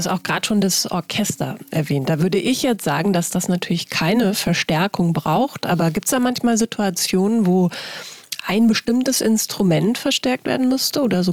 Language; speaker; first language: German; native; German